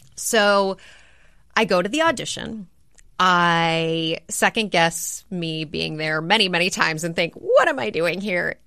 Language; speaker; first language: English; native; English